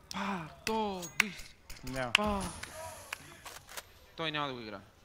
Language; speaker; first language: Bulgarian; native; Bulgarian